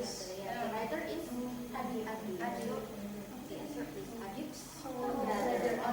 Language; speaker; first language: English; non-native, fluent; Indonesian